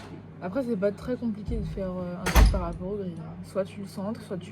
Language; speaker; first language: French; native; French